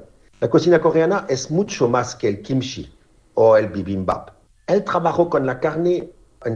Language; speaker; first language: Spanish; non-native, fluent; French